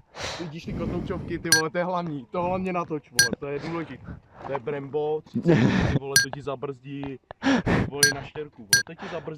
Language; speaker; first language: Czech; native; Czech